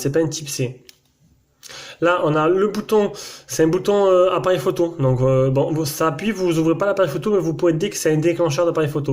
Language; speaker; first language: French; native; French